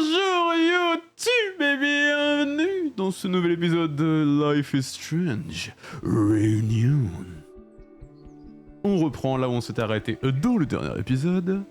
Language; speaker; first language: French; native; French